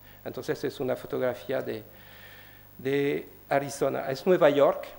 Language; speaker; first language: Spanish; non-native, learner; French